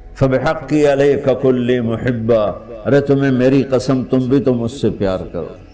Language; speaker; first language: Urdu; non-native, local second language; Punjabi